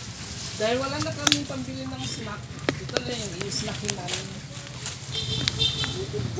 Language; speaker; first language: Filipino; non-native, local second language; Cebuano